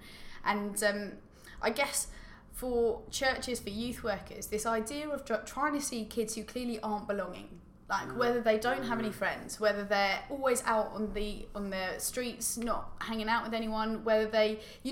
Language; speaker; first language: English; native; English